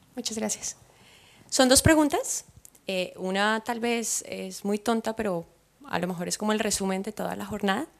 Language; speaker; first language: Spanish; native; Spanish